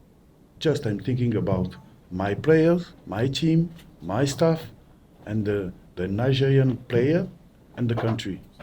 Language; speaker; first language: English; non-native, learner; French